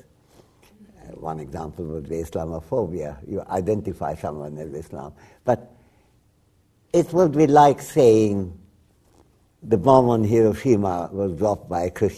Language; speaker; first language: English; non-native, local second language; Bangla